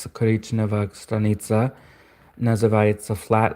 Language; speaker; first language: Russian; non-native, learner; English